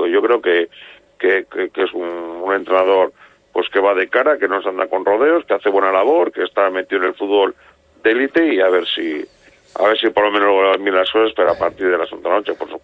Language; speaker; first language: Spanish; native; Spanish